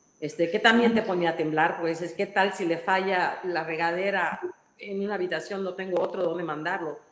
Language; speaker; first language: Spanish; non-native, fluent; English